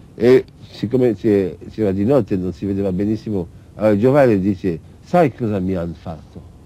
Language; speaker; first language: Italian; non-native, fluent; Arabic